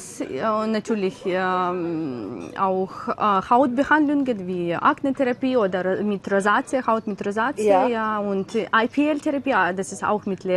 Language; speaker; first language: German; non-native, learner; Ukrainian